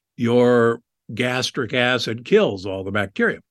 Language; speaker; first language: English; native; English